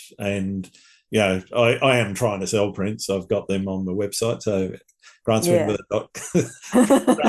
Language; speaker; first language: English; native; English